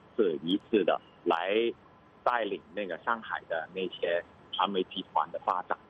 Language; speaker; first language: Chinese; non-native, local second language; Cantonese